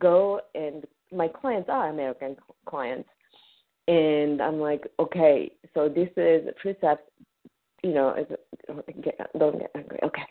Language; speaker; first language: English; non-native, fluent; Japanese